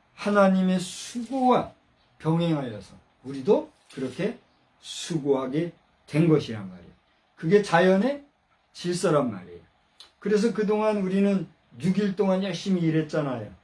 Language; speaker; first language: Korean; native; Korean